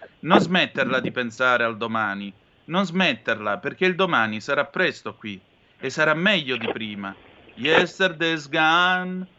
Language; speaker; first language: Italian; native; Italian